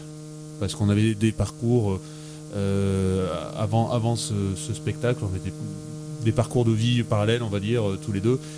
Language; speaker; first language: French; native; French